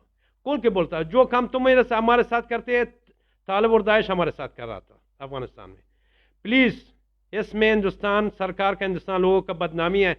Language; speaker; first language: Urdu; non-native, learner; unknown